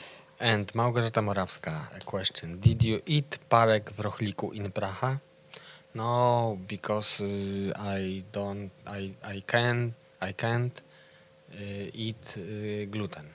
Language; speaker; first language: English; non-native, learner; Polish